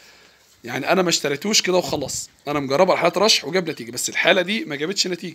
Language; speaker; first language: Arabic; native; Arabic